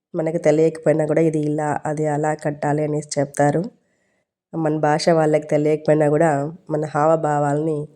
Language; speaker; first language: Telugu; non-native, local second language; Urdu